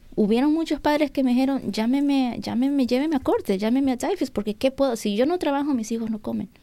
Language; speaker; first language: Spanish; native; Spanish